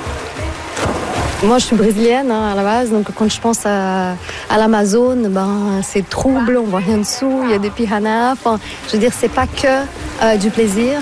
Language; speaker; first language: French; non-native, fluent; Portuguese